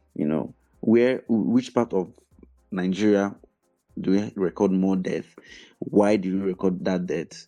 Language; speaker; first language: English; non-native, local second language; Igbo